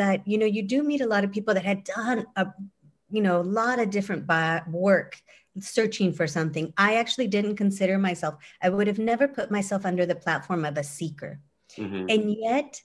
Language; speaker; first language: English; native; English